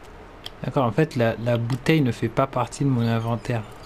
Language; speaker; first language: French; native; French